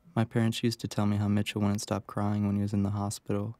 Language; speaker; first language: English; native; English